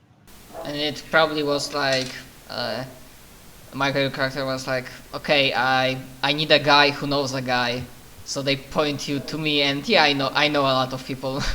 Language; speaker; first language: English; non-native, fluent; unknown